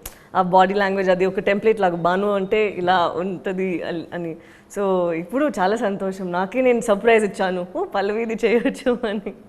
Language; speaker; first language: Telugu; non-native, learner; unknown